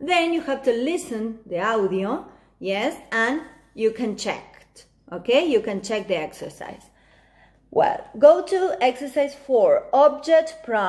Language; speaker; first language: English; non-native, fluent; Spanish